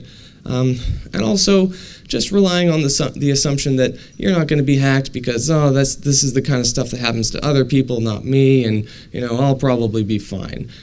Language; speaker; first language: English; native; English